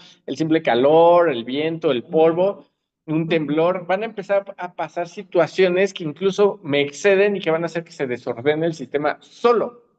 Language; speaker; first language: Spanish; native; Spanish